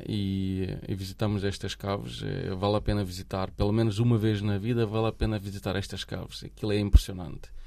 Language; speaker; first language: Portuguese; non-native, fluent; Romanian